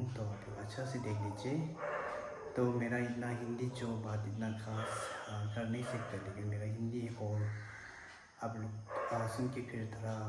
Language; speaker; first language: Hindi; non-native, learner; Tibetan